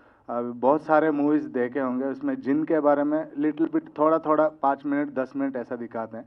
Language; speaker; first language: Hindi; non-native, local second language; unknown